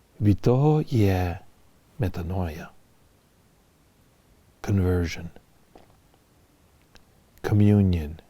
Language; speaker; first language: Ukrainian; early bilingual, heritage; English